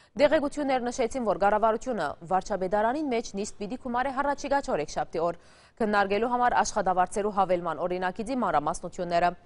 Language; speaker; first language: Armenian; early bilingual, heritage; Armenian